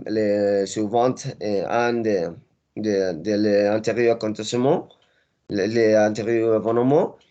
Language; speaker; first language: French; non-native, learner; Spanish